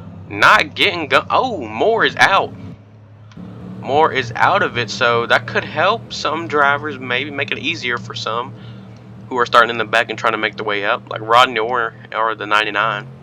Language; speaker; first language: English; native; English